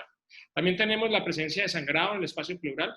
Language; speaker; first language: Spanish; native; Spanish